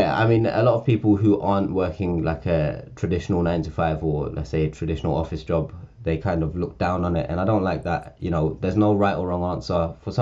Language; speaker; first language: English; native; English